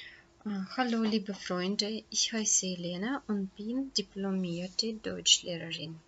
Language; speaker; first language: German; non-native, fluent; Russian